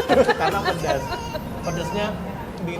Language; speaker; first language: Indonesian; native; Indonesian